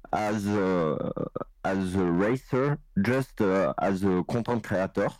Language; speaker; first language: English; non-native, learner; French